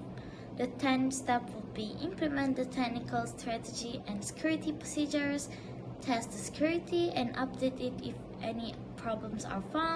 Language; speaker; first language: English; non-native, local second language; Malay